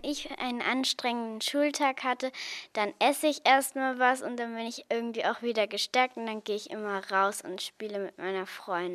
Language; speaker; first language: German; native; German